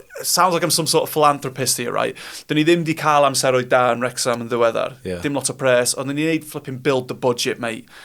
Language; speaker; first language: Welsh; non-native, local second language; English